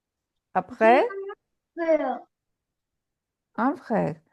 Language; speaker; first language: French; non-native, fluent; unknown